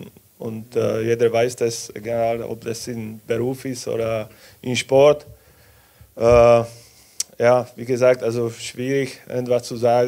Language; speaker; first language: German; non-native, fluent; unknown